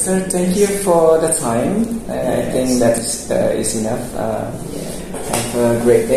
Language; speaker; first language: English; non-native, local second language; Indonesian